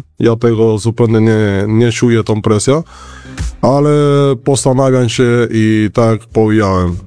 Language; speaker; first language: Polish; non-native, learner; Spanish